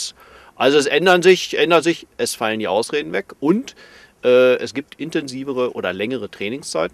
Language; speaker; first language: German; native; German